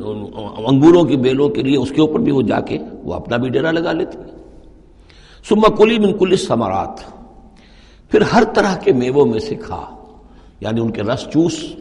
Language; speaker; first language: Urdu; native; Urdu